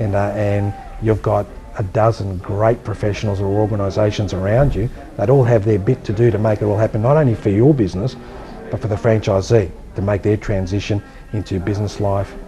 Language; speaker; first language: English; native; English